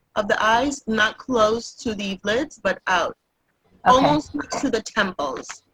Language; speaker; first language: English; non-native, fluent; Spanish